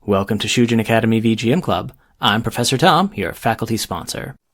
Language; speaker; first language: English; native; English